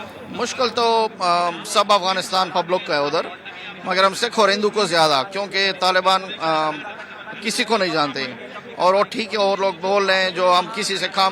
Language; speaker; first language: Hindi; non-native, fluent; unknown